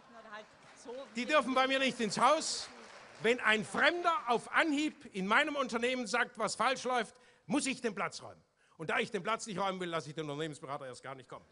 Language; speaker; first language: German; native; German